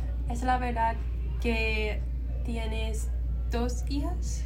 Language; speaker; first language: Spanish; non-native, learner; English